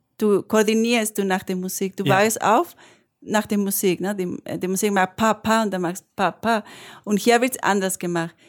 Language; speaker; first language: German; non-native, fluent; Spanish